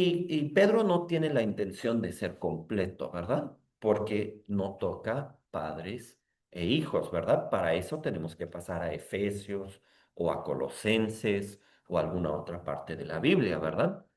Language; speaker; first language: Spanish; native; Spanish